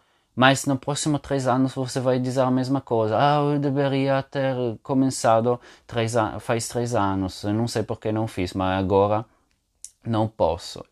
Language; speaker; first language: Portuguese; non-native, fluent; Italian